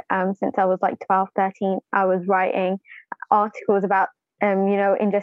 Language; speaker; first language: English; native; English